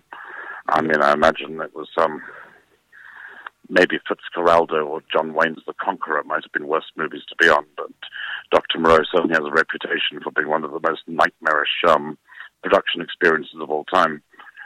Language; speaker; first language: English; native; English